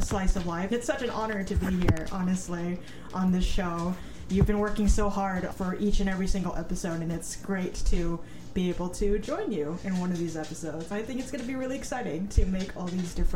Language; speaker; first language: English; native; English